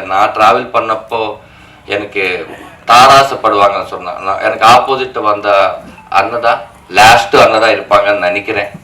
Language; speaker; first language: Tamil; non-native, learner; Telugu